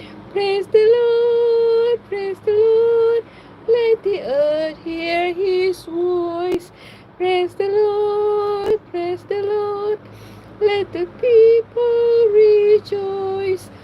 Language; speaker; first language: English; non-native, learner; Thai